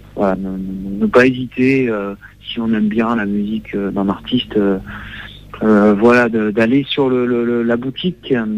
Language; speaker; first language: French; native; French